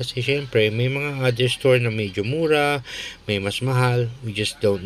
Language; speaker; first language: Filipino; native; Filipino